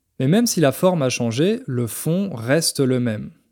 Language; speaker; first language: French; native; French